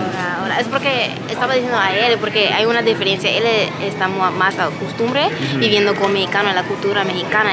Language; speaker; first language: Spanish; non-native, learner; English